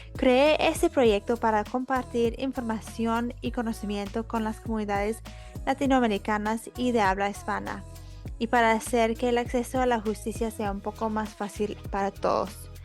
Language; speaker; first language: Spanish; non-native, fluent; English